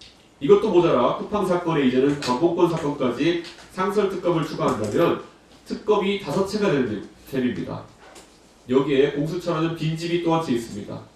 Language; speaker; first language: Korean; native; Korean